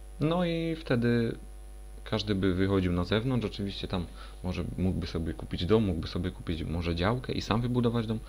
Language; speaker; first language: Polish; native; Polish